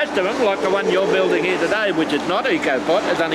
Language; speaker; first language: English; native; English